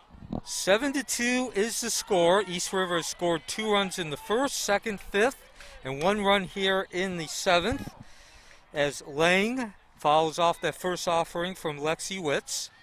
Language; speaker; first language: English; native; English